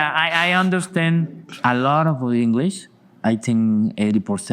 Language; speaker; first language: English; non-native, learner; Spanish